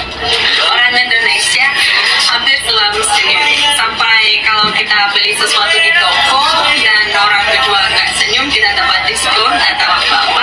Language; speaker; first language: Indonesian; non-native, fluent; Russian